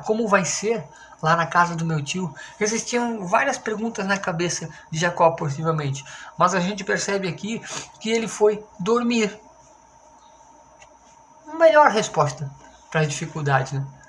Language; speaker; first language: Portuguese; native; Portuguese